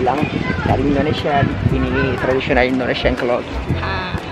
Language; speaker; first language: Indonesian; non-native, learner; Turkish